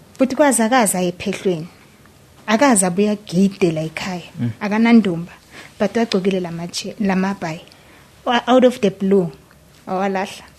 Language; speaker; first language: Zulu; native; Zulu